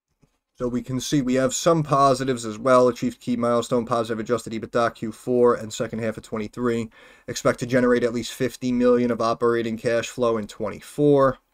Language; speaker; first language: English; native; English